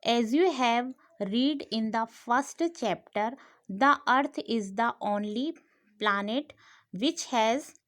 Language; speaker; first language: English; non-native, local second language; Hindi